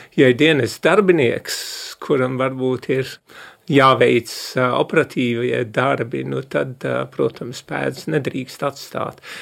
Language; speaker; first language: Latvian; early bilingual, heritage; Latvian